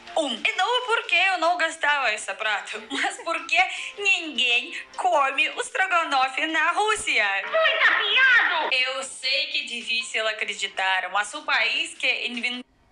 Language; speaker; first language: Portuguese; non-native, fluent; Russian